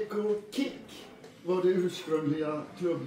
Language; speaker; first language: Swedish; native; Swedish